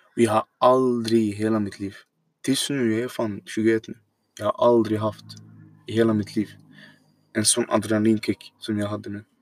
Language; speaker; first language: Swedish; non-native, fluent; Arabic